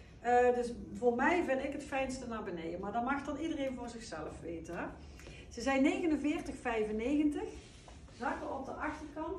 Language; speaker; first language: Dutch; native; Dutch